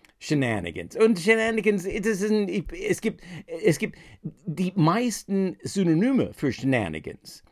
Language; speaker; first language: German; non-native, fluent; English